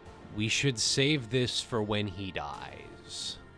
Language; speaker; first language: English; native; English